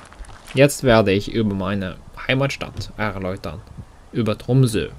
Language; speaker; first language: German; non-native, learner; Norwegian